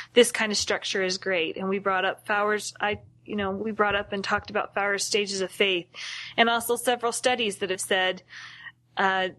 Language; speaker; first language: English; native; English